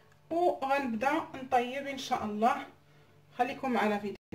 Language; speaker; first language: Arabic; native; Arabic